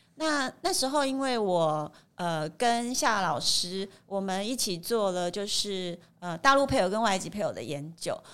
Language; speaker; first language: Chinese; native; Chinese